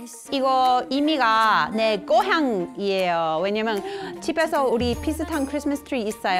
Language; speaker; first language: Korean; non-native, fluent; English